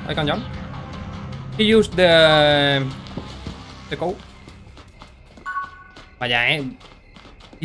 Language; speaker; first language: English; non-native, learner; Spanish